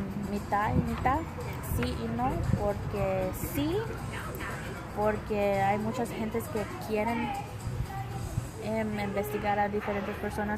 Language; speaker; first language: Spanish; early bilingual, other home language; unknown